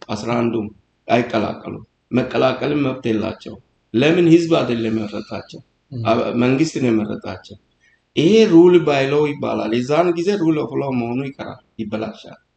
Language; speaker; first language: Amharic; non-native, local second language; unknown